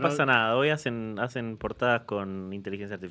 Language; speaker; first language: Spanish; native; Spanish